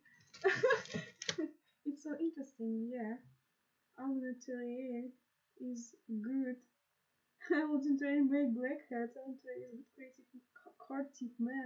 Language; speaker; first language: English; non-native, learner; Russian